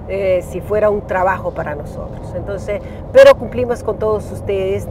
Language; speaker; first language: Spanish; native; Spanish